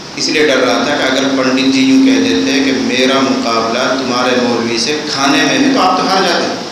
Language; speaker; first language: Urdu; non-native, local second language; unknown